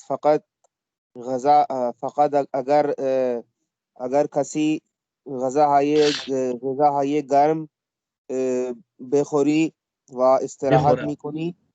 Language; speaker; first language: Persian; non-native, learner; Urdu